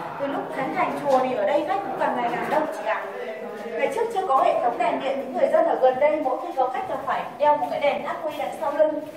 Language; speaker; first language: Vietnamese; non-native, local second language; Tày